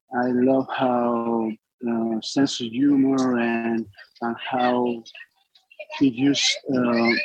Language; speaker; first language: English; non-native, learner; Spanish